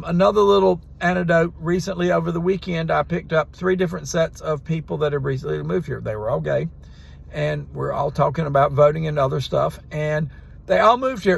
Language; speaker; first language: English; native; English